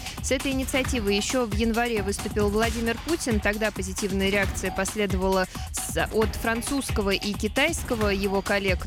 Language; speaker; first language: Russian; native; Russian